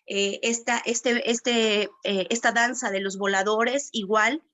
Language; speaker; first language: Spanish; native; Spanish